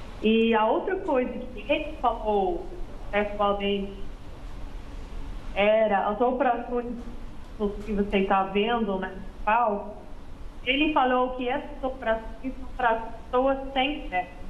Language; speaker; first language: Portuguese; non-native, fluent; Dutch